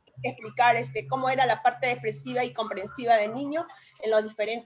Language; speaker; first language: Spanish; native; Spanish